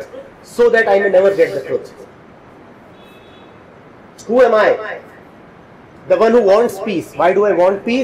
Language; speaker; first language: English; non-native, local second language; Hindi